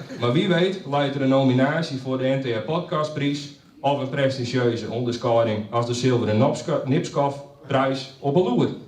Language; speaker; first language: Dutch; non-native, local second language; Western Frisian